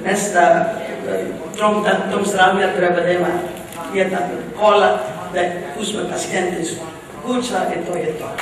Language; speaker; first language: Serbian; early bilingual, heritage; English